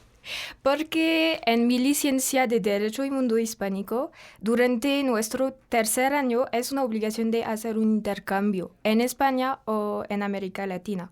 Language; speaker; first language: Spanish; non-native, fluent; French